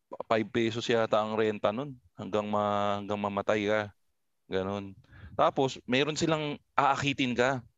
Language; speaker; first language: Filipino; native; Filipino